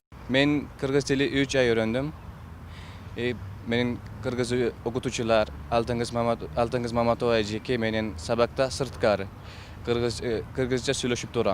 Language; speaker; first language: Kyrgyz; non-native, learner; Hindi